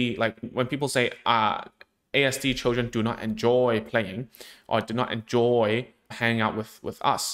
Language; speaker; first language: English; non-native, local second language; Cantonese